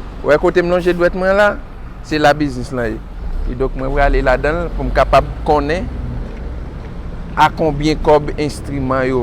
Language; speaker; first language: French; non-native, learner; Haitian Creole